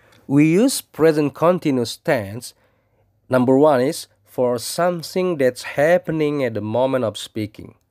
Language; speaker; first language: English; non-native, fluent; Indonesian